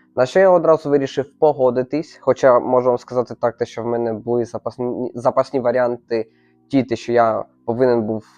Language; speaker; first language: Ukrainian; native; Ukrainian